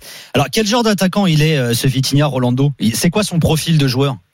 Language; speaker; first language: French; native; French